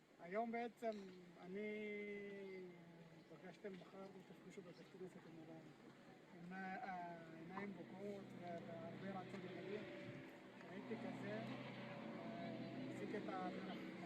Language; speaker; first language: Hebrew; non-native, fluent; Amharic